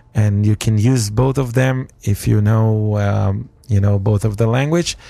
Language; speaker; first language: English; non-native, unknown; Hebrew